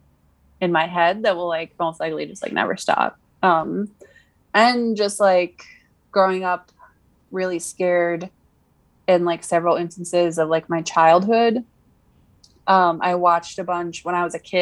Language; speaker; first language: English; native; English